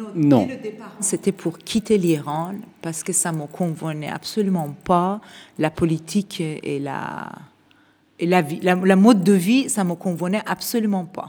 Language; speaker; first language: French; non-native, fluent; Persian